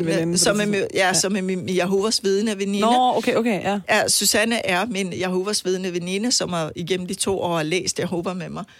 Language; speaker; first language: Danish; non-native, fluent; Persian